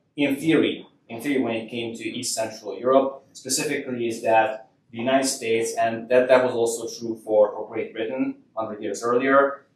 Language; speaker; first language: English; non-native, fluent; Hungarian